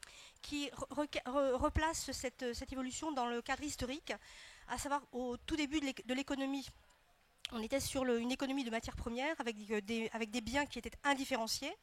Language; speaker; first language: French; native; French